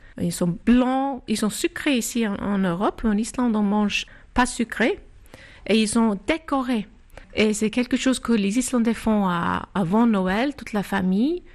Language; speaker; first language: French; non-native, fluent; Icelandic